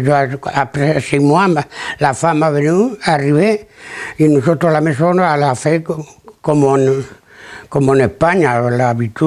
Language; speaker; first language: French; non-native, learner; Spanish